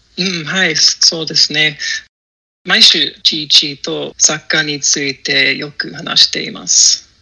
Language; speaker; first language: Japanese; non-native, learner; English